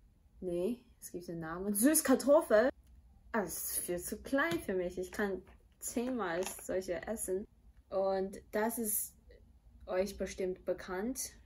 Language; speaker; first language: German; non-native, fluent; Chinese